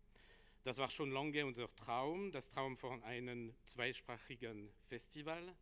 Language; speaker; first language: German; non-native, learner; French